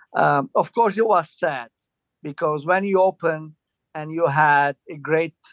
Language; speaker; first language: English; non-native, fluent; Turkish